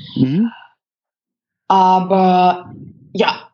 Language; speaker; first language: German; non-native, fluent; Czech